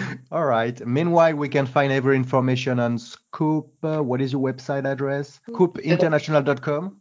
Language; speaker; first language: English; non-native, fluent; French